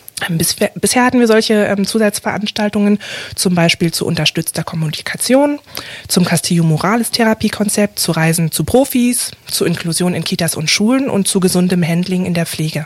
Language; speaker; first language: German; native; German